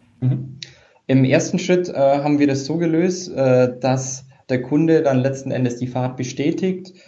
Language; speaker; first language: German; native; German